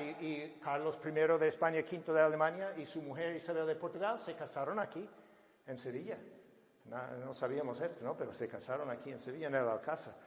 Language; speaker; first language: Spanish; non-native, fluent; English